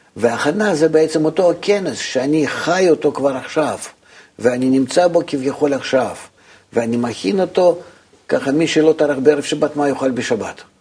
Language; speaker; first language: Hebrew; non-native, fluent; Russian